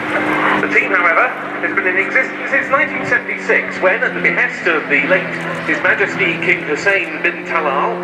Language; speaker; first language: English; native; English